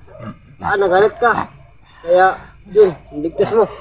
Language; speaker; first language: Filipino; non-native, local second language; Cebuano